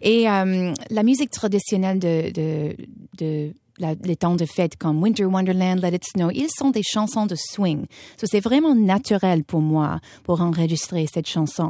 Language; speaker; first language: French; non-native, fluent; English